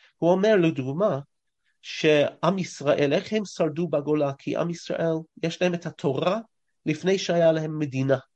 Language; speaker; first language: Hebrew; non-native, fluent; English